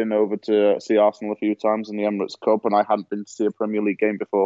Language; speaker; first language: English; native; English